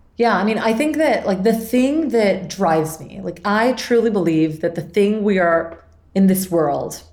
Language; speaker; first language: English; non-native, fluent; Spanish